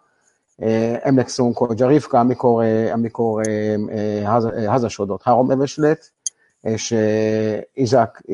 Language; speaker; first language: Hungarian; non-native, learner; Hebrew